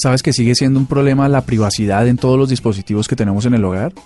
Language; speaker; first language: Spanish; native; Spanish